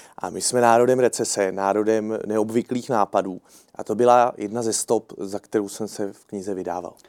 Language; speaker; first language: Czech; native; Czech